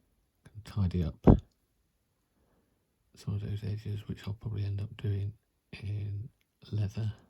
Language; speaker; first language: English; native; English